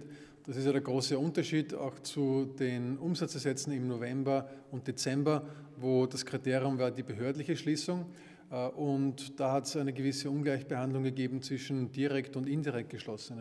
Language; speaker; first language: German; native; German